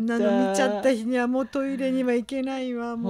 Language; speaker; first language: Japanese; native; Japanese